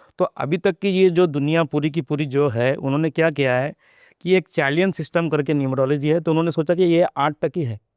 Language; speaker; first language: Hindi; non-native, local second language; Telugu